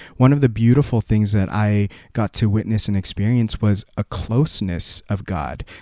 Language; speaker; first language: English; early bilingual, other home language; Korean